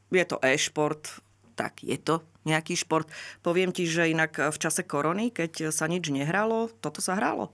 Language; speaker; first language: Slovak; native; Slovak